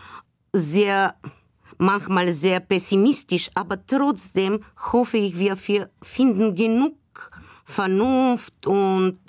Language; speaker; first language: German; non-native, fluent; Bulgarian